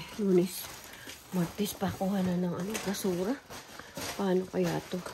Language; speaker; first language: Filipino; native; Filipino